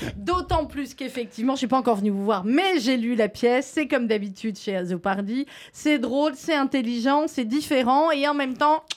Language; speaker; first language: French; native; French